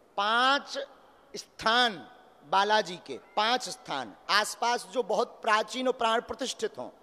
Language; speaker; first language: Hindi; native; Hindi